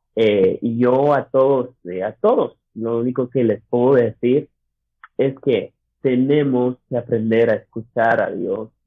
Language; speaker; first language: Spanish; early bilingual, other home language; English